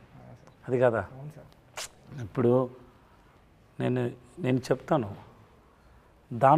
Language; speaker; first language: Telugu; non-native, learner; Tamil